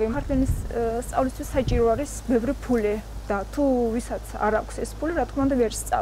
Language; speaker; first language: Georgian; non-native, local second language; Azerbaijani